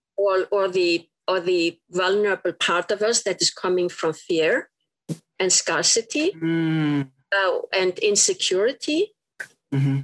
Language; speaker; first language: English; non-native, fluent; Icelandic